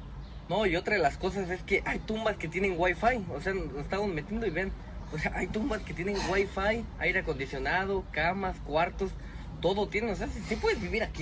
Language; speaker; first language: Spanish; native; Spanish